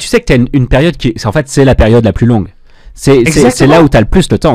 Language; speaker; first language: French; native; French